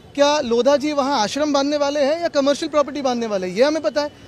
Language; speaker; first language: Hindi; non-native, local second language; Marathi